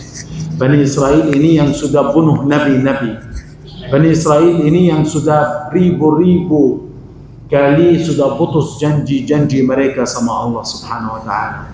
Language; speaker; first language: Indonesian; non-native, fluent; Arabic